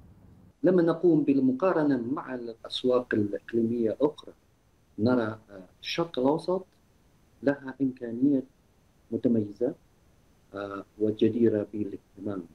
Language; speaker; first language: Arabic; non-native, fluent; Chinese